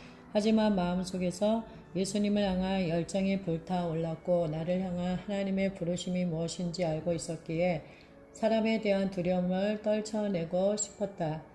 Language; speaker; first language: Korean; native; Korean